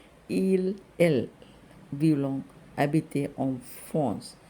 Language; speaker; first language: French; non-native, learner; Sinhala